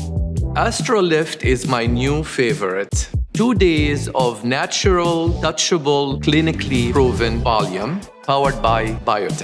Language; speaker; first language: English; non-native, fluent; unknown